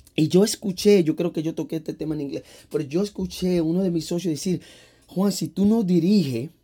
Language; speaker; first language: Spanish; early bilingual, heritage; Spanish